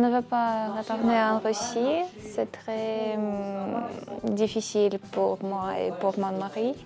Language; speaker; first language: French; non-native, learner; Russian